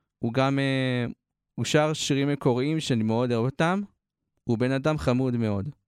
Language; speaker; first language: Hebrew; native; Hebrew